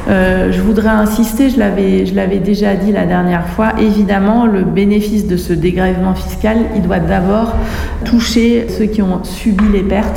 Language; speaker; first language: French; native; French